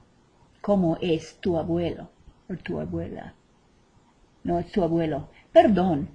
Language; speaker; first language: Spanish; non-native, fluent; English